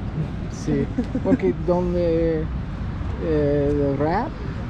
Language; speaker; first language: Spanish; non-native, learner; English